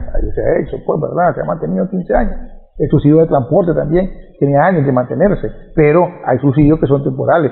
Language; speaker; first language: Spanish; native; Spanish